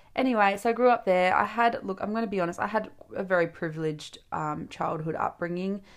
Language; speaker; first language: English; native; English